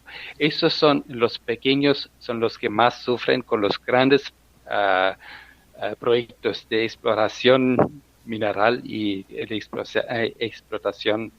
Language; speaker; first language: Spanish; non-native, fluent; German